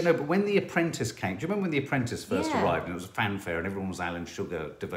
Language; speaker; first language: English; native; English